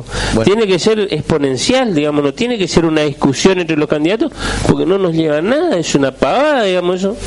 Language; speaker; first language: Spanish; native; Spanish